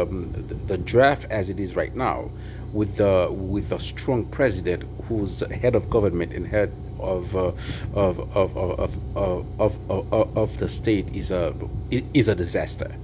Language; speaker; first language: English; non-native, local second language; Haitian Creole